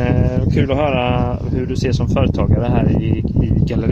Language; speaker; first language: Swedish; native; Swedish